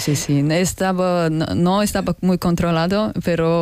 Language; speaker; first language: Spanish; non-native, learner; Russian